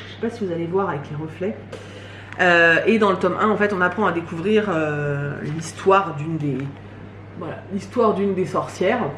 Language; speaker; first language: French; native; French